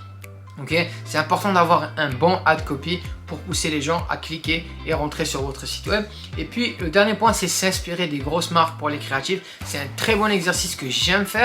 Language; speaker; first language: French; native; French